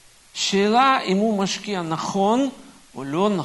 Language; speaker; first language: Hebrew; non-native, fluent; Russian